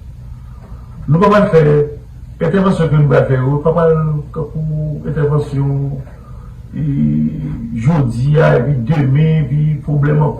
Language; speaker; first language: Haitian Creole; native; Haitian Creole